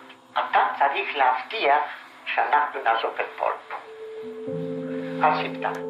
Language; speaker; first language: Hebrew; non-native, fluent; Polish